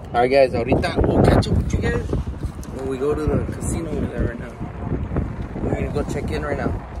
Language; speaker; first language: English; early bilingual, other home language; Spanish